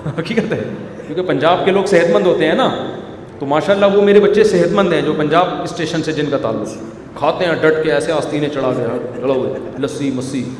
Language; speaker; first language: Urdu; native; Urdu